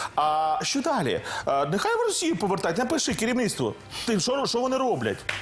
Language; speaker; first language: Ukrainian; native; Ukrainian